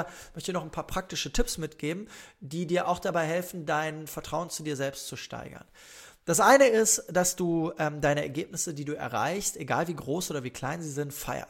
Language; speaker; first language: German; native; German